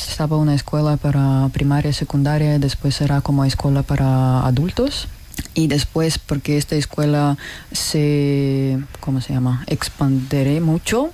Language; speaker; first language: Spanish; non-native, learner; Russian